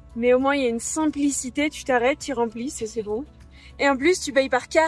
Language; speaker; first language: French; native; French